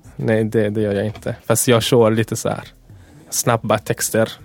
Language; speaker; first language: Swedish; non-native, fluent; Persian